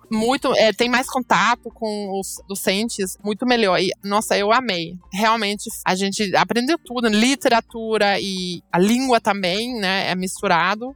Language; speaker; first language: Portuguese; non-native, fluent; German